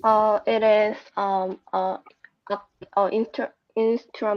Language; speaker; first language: English; non-native, learner; Korean